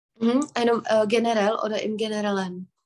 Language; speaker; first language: German; non-native, fluent; Czech